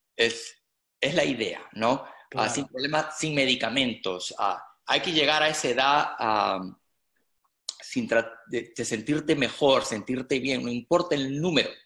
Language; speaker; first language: Spanish; native; Spanish